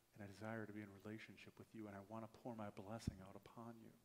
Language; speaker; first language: English; native; English